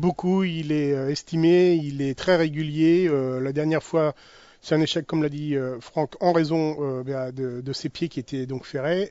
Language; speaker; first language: French; native; French